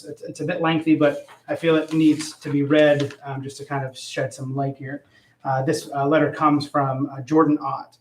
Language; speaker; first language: English; native; English